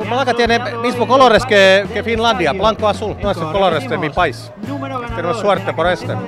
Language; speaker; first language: Spanish; non-native, learner; Finnish